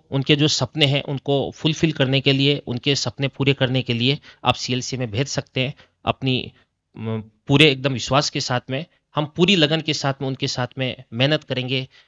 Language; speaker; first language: Hindi; native; Hindi